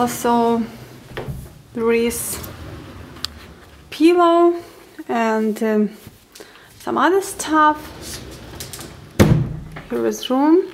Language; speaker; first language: English; non-native, learner; Ukrainian